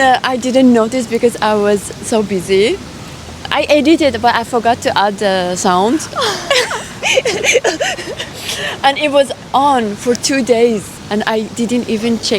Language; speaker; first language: English; non-native, fluent; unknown